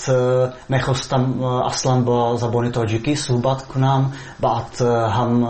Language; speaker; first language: Persian; non-native, fluent; Czech